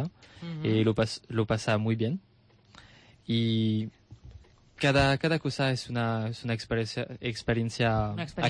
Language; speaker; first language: Spanish; non-native, learner; French